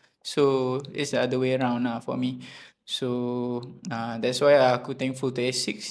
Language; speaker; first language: English; non-native, local second language; Malay